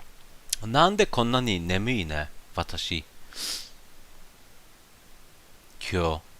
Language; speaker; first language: Japanese; non-native, learner; German